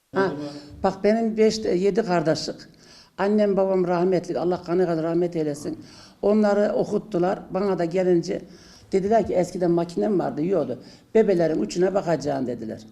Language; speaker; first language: Turkish; non-native, local second language; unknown